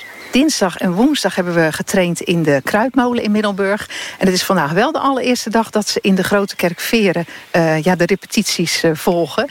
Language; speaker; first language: Dutch; native; Dutch